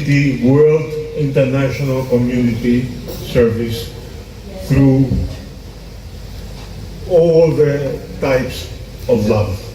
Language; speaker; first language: English; non-native, fluent; Greek